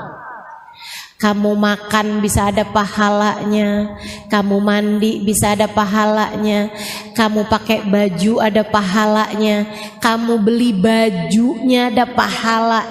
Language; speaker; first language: Indonesian; native; Indonesian